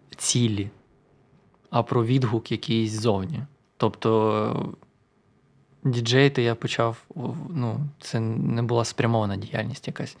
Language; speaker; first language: Ukrainian; non-native, local second language; Russian